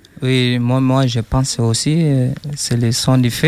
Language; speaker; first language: French; non-native, learner; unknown